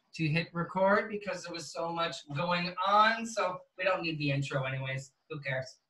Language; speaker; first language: English; native; English